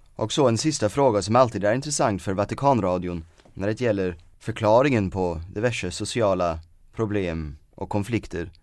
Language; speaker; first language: Swedish; native; Swedish